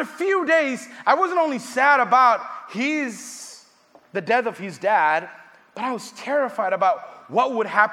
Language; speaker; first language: English; non-native, fluent; Tigrinya